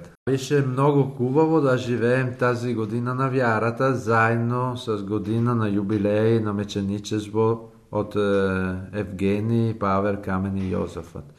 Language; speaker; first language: Bulgarian; non-native, fluent; Italian